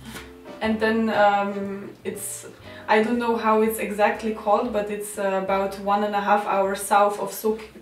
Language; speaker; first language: English; non-native, learner; Slovenian